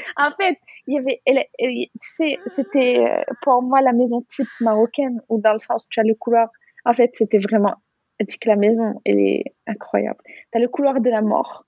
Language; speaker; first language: French; non-native, local second language; Arabic